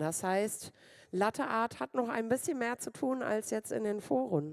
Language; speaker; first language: German; native; German